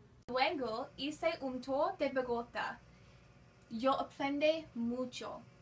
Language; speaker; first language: Spanish; non-native, learner; English